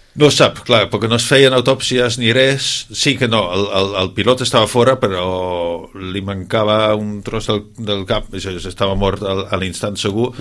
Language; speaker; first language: Catalan; non-native, fluent; Dutch